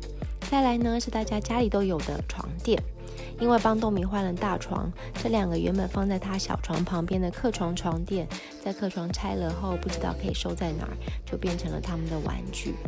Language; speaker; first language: Chinese; native; Chinese